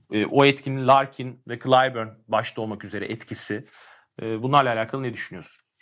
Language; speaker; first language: Turkish; native; Turkish